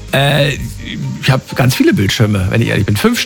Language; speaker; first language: German; native; German